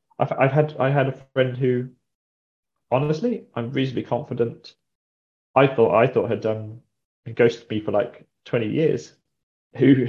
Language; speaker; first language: English; native; English